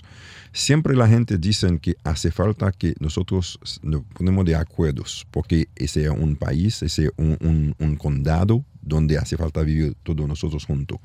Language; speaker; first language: Spanish; non-native, learner; French